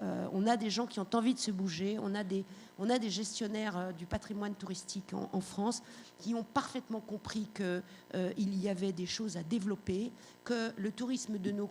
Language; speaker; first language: French; native; French